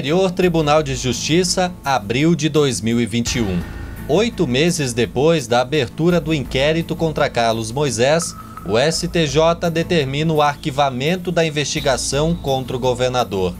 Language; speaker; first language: Portuguese; native; Portuguese